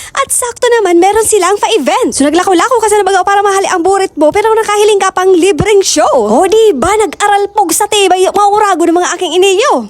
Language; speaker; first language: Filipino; non-native, local second language; Bikol